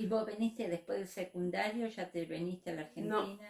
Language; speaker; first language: Spanish; native; Spanish